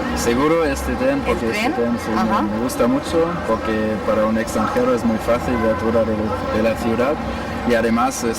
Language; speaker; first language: Spanish; non-native, fluent; German